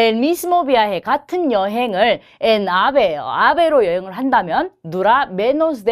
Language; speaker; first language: Spanish; non-native, fluent; Korean